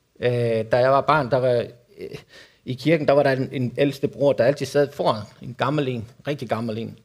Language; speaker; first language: Danish; non-native, fluent; Spanish